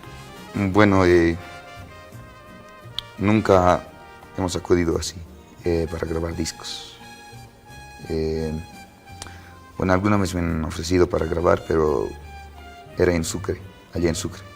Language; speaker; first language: Spanish; non-native, local second language; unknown